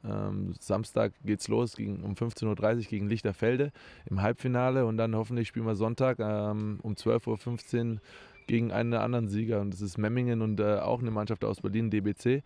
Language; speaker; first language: German; native; German